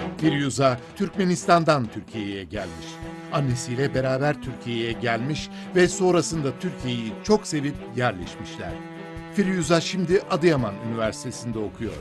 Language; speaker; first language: Turkish; native; Turkish